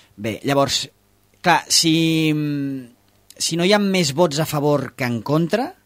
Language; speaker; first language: Catalan; native; Catalan